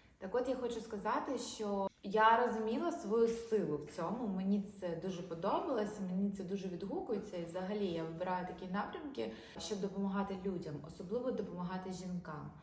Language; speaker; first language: Ukrainian; non-native, local second language; Russian